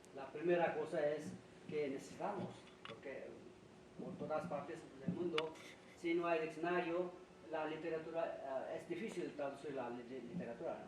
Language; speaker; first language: Spanish; non-native, fluent; Hindi